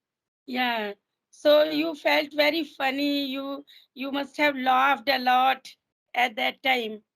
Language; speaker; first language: English; non-native, fluent; Hindi